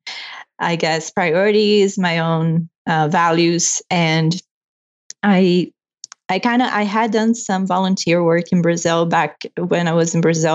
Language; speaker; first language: English; non-native, fluent; Portuguese